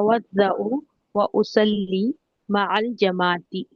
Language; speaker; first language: Arabic; non-native, learner; Urdu